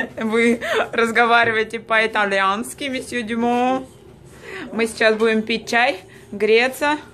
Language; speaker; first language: Russian; native; Russian